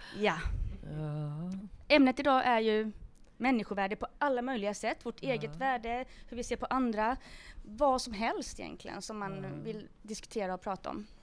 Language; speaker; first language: Swedish; native; Swedish